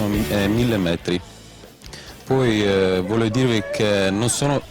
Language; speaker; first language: Italian; non-native, learner; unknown